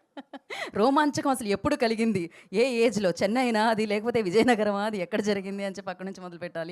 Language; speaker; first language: Telugu; native; Telugu